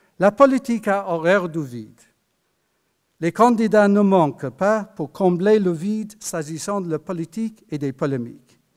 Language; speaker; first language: French; non-native, fluent; English